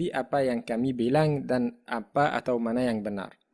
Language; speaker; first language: Indonesian; non-native, fluent; Arabic